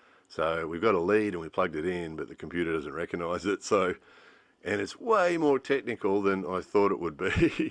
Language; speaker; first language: English; native; English